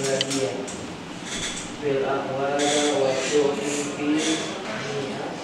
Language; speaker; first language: Arabic; non-native, learner; Indonesian